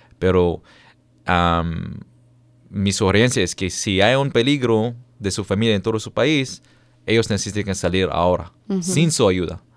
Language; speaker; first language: Spanish; non-native, fluent; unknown